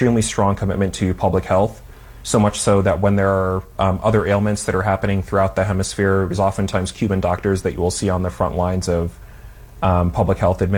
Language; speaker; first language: English; native; English